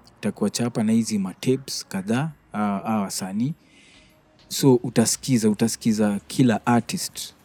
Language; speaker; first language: Swahili; native; Swahili